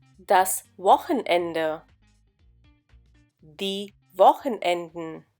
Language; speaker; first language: German; non-native, fluent; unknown